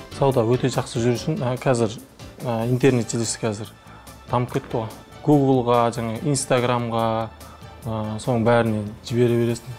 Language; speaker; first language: Kazakh; early bilingual, heritage; Kazakh